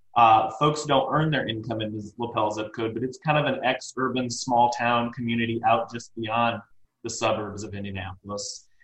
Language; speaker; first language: English; native; English